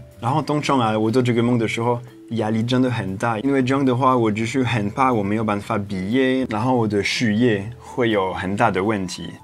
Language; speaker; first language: Chinese; non-native, fluent; French